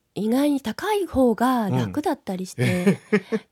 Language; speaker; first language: Japanese; native; Japanese